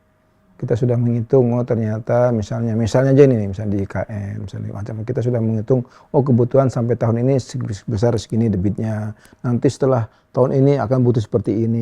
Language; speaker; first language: Indonesian; native; Indonesian